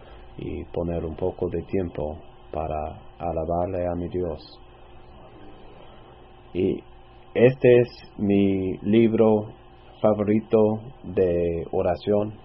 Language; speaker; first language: Spanish; non-native, fluent; English